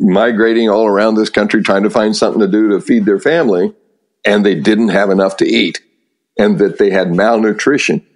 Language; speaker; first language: English; native; English